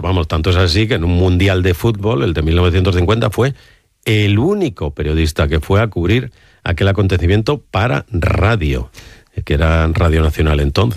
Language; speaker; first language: Spanish; native; Spanish